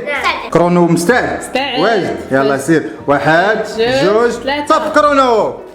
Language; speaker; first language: Arabic; native; Arabic